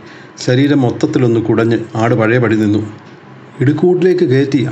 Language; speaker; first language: Malayalam; native; Malayalam